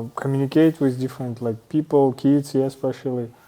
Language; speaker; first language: English; non-native, fluent; Russian